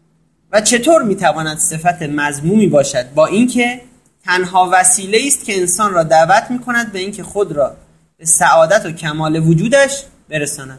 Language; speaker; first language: Persian; native; Persian